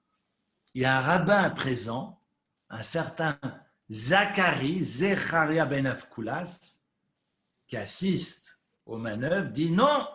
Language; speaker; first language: French; native; French